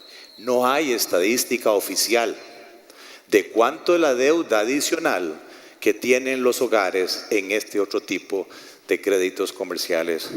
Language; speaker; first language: Spanish; native; Spanish